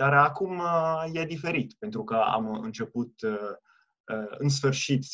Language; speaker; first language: Romanian; non-native, fluent; Italian